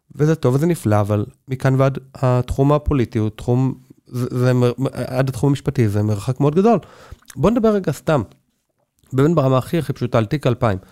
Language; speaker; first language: Hebrew; native; Hebrew